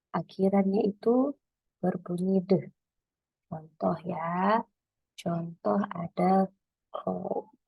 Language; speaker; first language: Indonesian; native; Indonesian